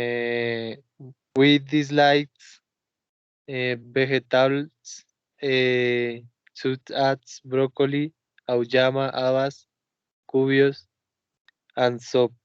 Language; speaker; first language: English; non-native, learner; Spanish